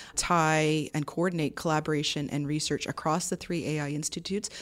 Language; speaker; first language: English; native; English